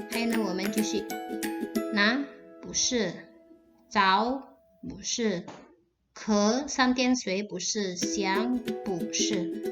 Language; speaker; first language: Chinese; non-native, fluent; Indonesian